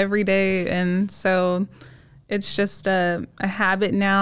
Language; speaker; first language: English; native; English